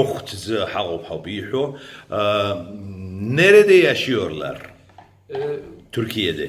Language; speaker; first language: Turkish; non-native, learner; Abkhazian